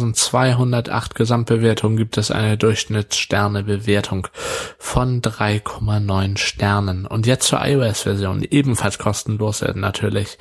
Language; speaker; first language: German; native; German